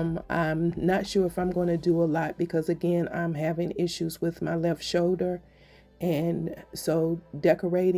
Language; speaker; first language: English; native; English